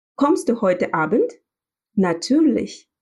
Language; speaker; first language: German; non-native, fluent; Russian